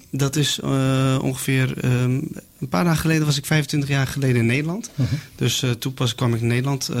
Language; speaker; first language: Dutch; early bilingual, other home language; Kurdish